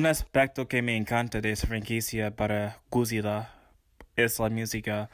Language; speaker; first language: Spanish; non-native, fluent; English